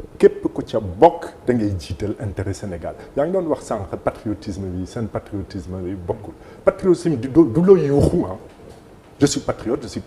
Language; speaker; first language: Wolof; native; Wolof